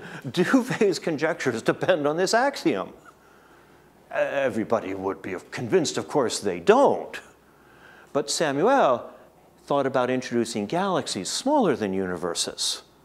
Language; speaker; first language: English; native; English